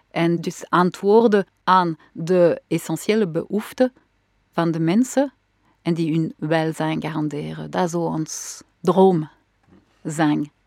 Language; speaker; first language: Dutch; non-native, local second language; French